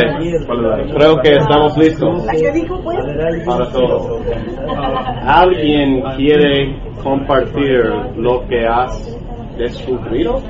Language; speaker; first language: Spanish; non-native, learner; English